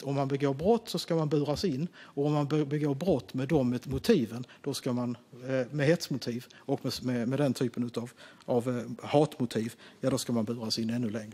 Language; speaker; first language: Swedish; native; Swedish